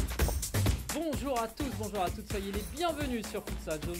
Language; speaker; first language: French; native; French